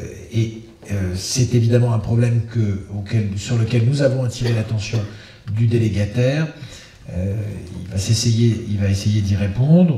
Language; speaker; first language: French; native; French